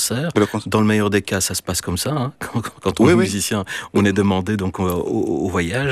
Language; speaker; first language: French; native; French